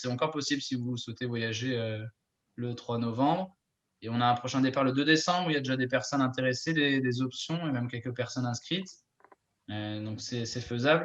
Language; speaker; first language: French; native; French